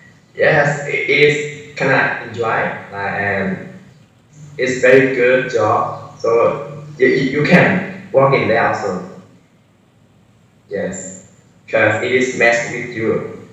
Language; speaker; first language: English; non-native, learner; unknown